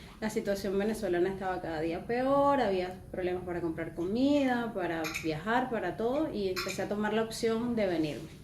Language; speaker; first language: Spanish; native; Spanish